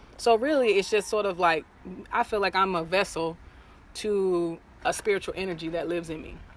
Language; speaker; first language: English; native; English